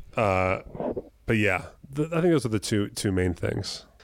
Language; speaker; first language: English; native; English